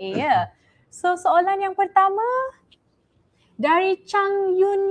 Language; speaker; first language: Malay; native; Malay